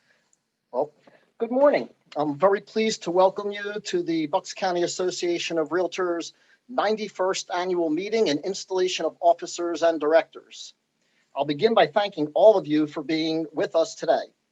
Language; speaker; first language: English; native; English